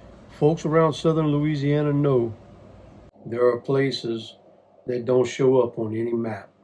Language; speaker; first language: English; native; English